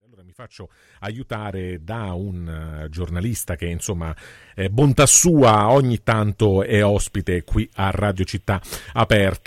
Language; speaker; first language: Italian; native; Italian